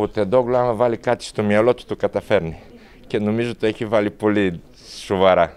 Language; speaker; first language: Greek; non-native, fluent; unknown